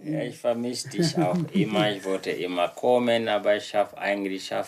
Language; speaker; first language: German; non-native, learner; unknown